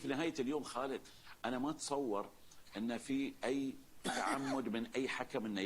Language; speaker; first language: Arabic; native; Arabic